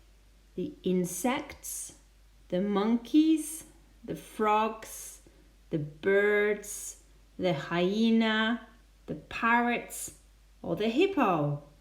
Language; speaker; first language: English; non-native, fluent; Spanish